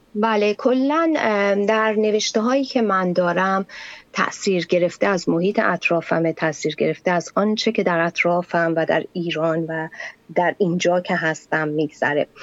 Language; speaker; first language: Persian; native; Persian